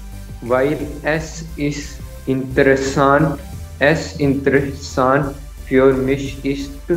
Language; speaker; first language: German; non-native, learner; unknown